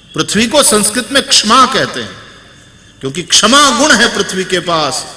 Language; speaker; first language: Hindi; non-native, local second language; Gujarati